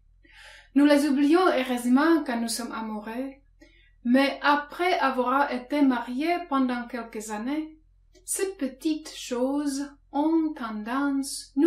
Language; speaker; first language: French; non-native, fluent; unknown